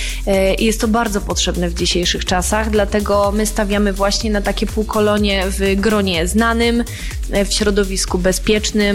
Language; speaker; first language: Polish; native; Polish